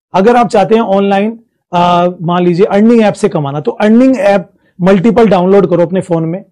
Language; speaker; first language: Hindi; native; Hindi